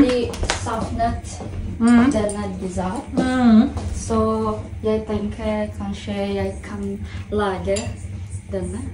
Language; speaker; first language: Norwegian; non-native, learner; Indonesian